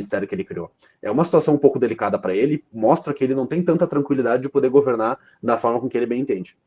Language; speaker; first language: Portuguese; native; Portuguese